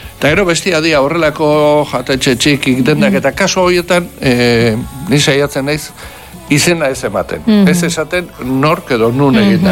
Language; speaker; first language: Basque; native; Basque